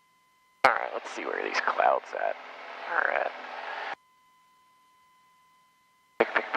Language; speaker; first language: English; native; English